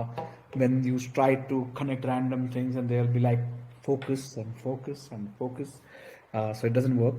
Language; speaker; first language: English; non-native, local second language; Gujarati